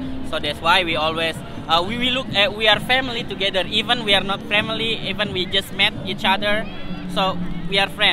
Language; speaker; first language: English; non-native, learner; Indonesian